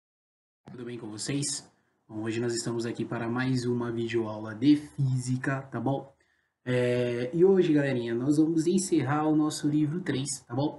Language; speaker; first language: Portuguese; native; Portuguese